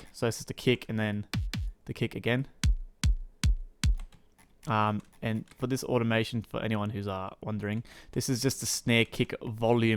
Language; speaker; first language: English; native; English